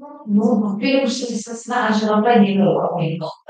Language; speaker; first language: Russian; non-native, local second language; Kazakh